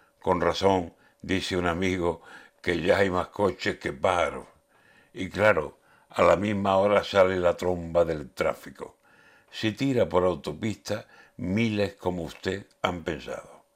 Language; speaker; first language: Spanish; native; Spanish